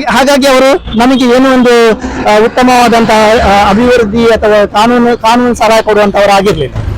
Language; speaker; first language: Kannada; native; Kannada